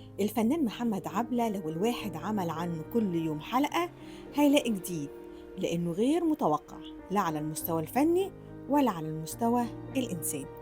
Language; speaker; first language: Egyptian Arabic; native; Egyptian Arabic